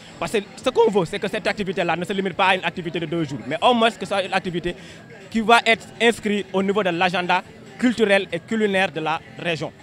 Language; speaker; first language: French; non-native, local second language; Wolof